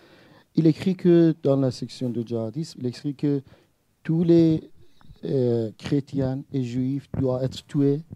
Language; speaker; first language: French; non-native, learner; Persian